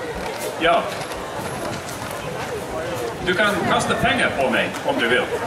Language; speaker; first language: Swedish; non-native, learner; English